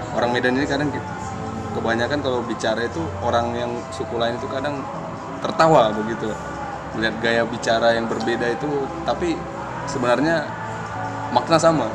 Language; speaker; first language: Indonesian; native; Indonesian